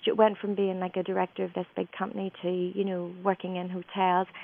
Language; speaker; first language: English; native; English